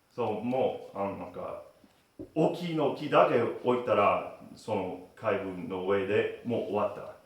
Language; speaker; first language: Japanese; non-native, learner; English